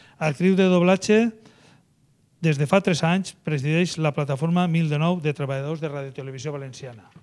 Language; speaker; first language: Catalan; native; Catalan